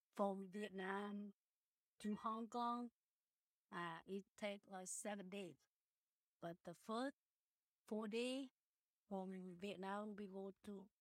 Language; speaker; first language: English; early bilingual, other home language; Vietnamese